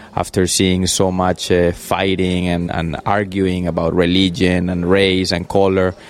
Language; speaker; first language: English; early bilingual, other home language; Spanish